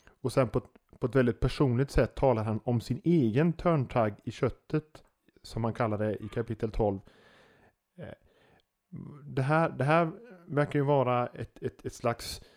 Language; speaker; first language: Swedish; native; Swedish